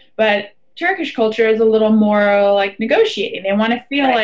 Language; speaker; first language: English; non-native, fluent; German